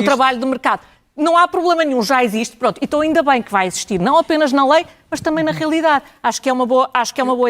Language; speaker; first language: Portuguese; native; Portuguese